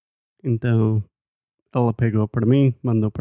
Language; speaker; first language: Portuguese; non-native, fluent; English